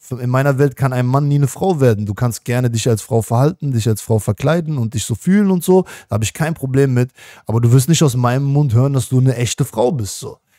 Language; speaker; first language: German; native; German